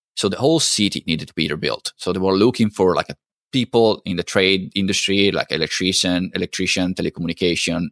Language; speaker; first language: English; non-native, fluent; Italian